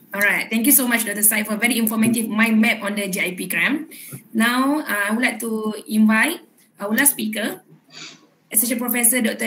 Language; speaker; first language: English; non-native, local second language; Malay